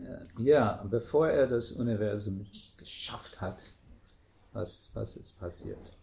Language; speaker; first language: German; non-native, fluent; English